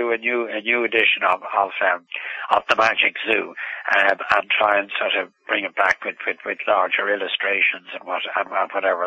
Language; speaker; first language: English; native; English